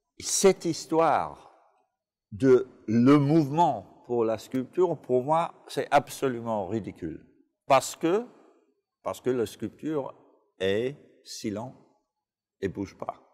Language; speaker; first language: French; non-native, fluent; English